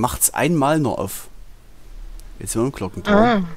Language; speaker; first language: German; native; German